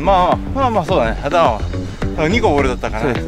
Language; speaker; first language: Japanese; native; Japanese